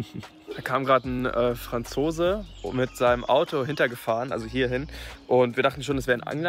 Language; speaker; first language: German; native; German